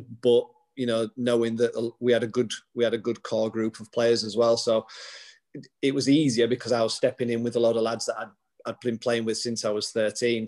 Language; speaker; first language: English; native; English